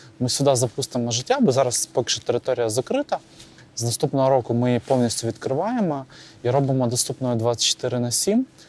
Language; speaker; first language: Ukrainian; native; Ukrainian